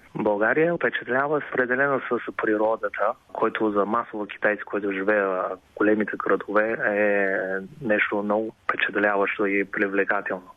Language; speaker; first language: Bulgarian; non-native, fluent; Chinese